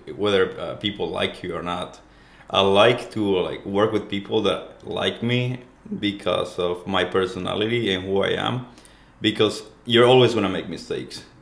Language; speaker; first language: English; non-native, fluent; Spanish